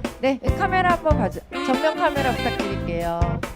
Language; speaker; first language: Korean; native; Korean